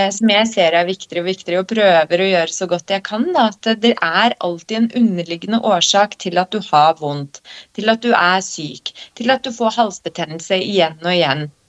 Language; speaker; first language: Norwegian; early bilingual, other home language; Polish